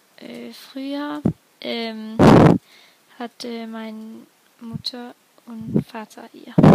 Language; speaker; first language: German; non-native, learner; Danish